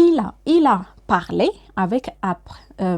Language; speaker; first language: French; non-native, fluent; Amharic